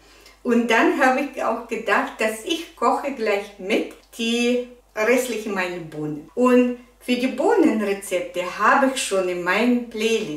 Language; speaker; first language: German; non-native, fluent; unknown